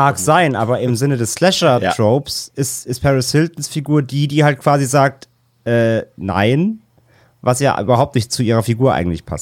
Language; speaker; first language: German; native; German